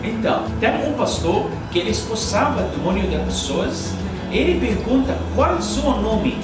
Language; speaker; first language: Portuguese; non-native, learner; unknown